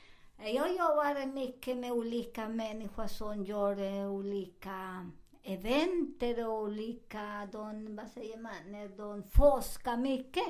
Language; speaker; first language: Swedish; non-native, learner; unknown